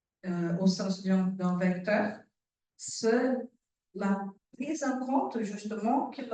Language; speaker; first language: French; non-native, fluent; Portuguese